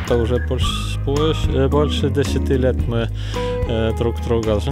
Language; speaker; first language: Russian; non-native, fluent; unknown